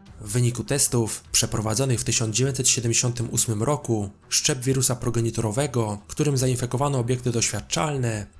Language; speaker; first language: Polish; native; Polish